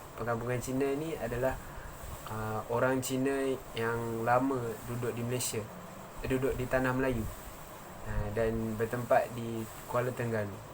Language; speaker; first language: Malay; native; Malay